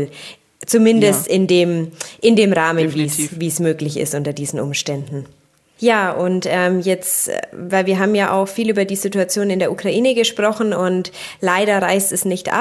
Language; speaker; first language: German; native; German